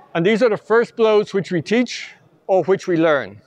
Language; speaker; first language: English; native; English